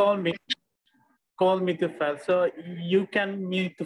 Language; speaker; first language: English; non-native, learner; Bangla